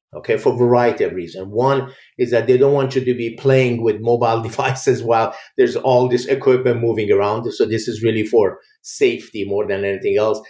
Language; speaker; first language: English; early bilingual, other home language; Persian